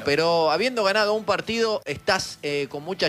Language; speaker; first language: Spanish; native; Spanish